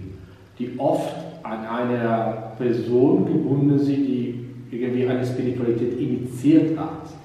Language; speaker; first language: German; non-native, fluent; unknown